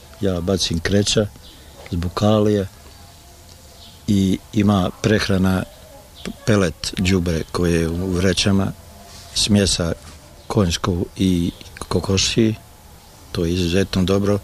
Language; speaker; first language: Serbian; native; Serbian